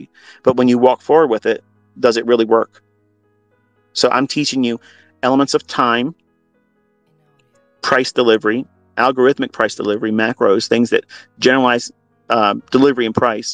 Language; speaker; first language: English; native; English